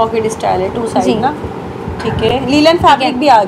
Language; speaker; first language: Urdu; native; Urdu